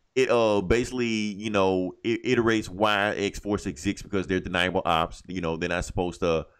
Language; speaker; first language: English; native; English